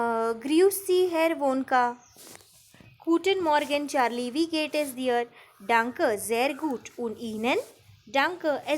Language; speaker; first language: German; non-native, fluent; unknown